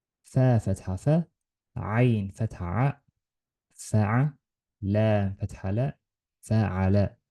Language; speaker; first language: Arabic; non-native, learner; Estonian